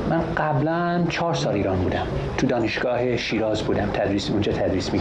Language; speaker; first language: Persian; non-native, fluent; English